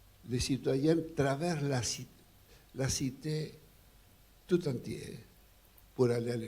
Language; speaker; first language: French; non-native, fluent; Spanish